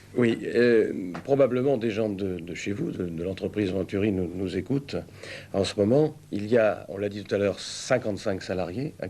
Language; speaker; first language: French; native; French